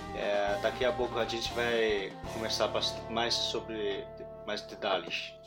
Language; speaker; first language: Portuguese; non-native, fluent; Chinese